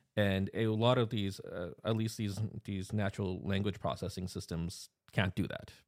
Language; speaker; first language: English; native; English